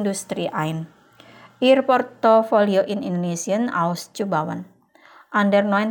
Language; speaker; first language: German; non-native, fluent; Indonesian